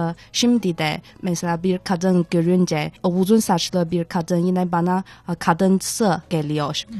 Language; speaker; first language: Turkish; non-native, fluent; Chinese